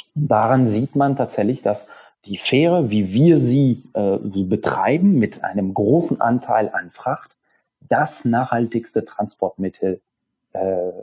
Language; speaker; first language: German; non-native, fluent; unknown